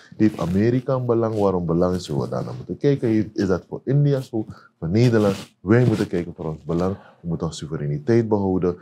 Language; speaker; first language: Dutch; native; Dutch